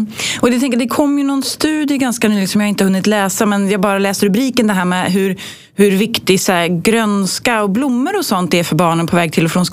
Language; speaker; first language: Swedish; native; Swedish